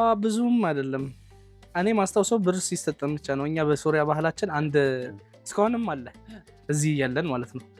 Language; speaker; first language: Amharic; early bilingual, other home language; Arabic